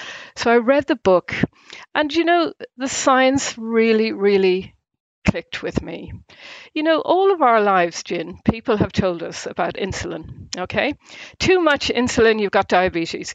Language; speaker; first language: English; native; English